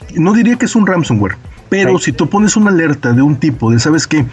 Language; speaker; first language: Spanish; native; Spanish